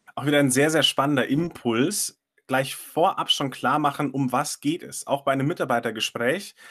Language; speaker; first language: German; non-native, fluent; Chinese